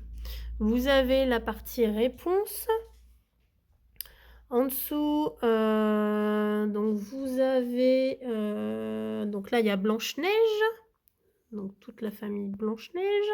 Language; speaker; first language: French; native; French